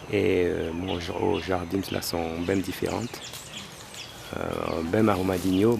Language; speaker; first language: Portuguese; non-native, fluent; French